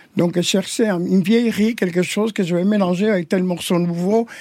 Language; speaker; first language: French; non-native, fluent; Spanish